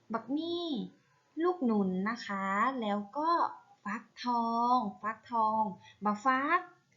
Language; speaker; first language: Thai; native; Thai